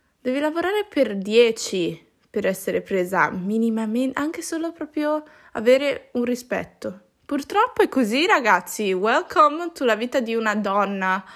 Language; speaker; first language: Italian; native; Italian